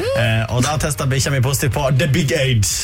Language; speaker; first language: Norwegian; native; Norwegian